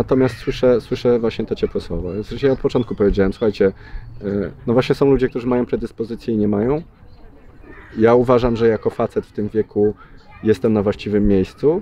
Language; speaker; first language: Polish; native; Polish